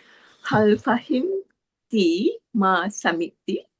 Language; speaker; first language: Arabic; non-native, learner; Malay